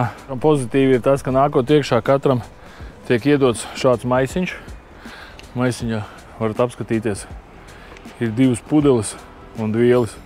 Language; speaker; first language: Latvian; native; Latvian